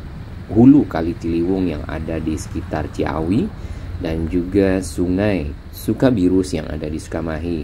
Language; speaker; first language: Indonesian; native; Indonesian